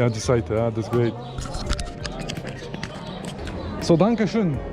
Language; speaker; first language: German; non-native, learner; Polish